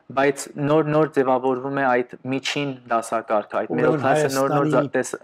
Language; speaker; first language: Armenian; early bilingual, heritage; Armenian